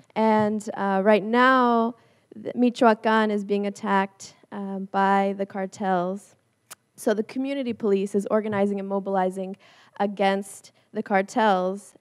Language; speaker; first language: English; native; English